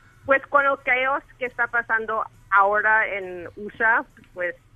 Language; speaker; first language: Spanish; early bilingual, heritage; English